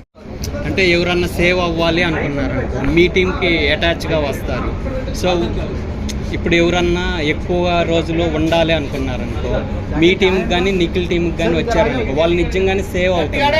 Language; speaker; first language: Telugu; native; Telugu